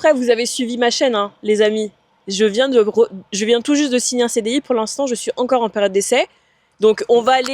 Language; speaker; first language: French; native; French